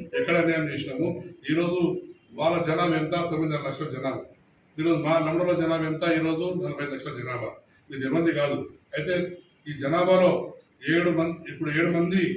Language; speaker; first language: Telugu; non-native, local second language; Lambadi